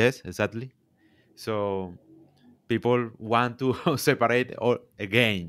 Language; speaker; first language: English; non-native, learner; Spanish